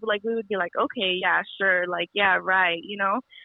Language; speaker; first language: English; early bilingual, other home language; Spanish